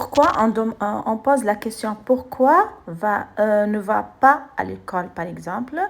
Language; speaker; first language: French; non-native, fluent; Arabic